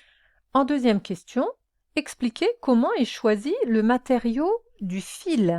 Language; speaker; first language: French; native; French